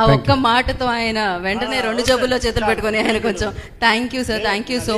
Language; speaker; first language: Telugu; native; Telugu